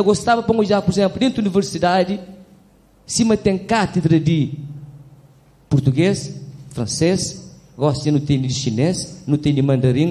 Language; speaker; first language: Portuguese; non-native, local second language; Kabuverdianu